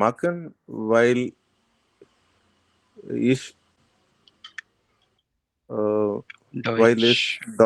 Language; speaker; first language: German; non-native, learner; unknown